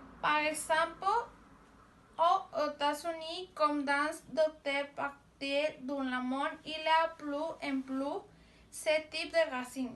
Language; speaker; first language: French; non-native, learner; Spanish